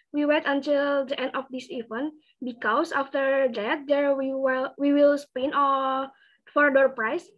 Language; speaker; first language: English; non-native, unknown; Indonesian